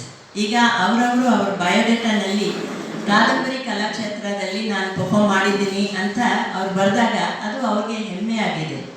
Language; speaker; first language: Kannada; non-native, local second language; Telugu